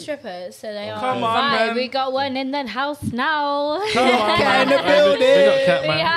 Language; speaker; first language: English; native; English